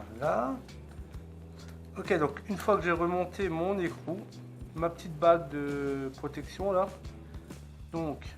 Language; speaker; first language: French; native; French